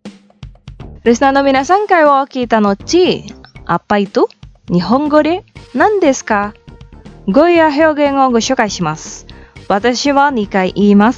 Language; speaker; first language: Japanese; non-native, fluent; Indonesian